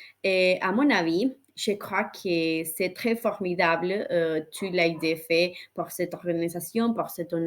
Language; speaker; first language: French; non-native, learner; Spanish